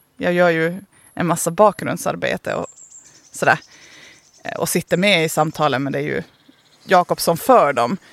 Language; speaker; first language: Swedish; native; Swedish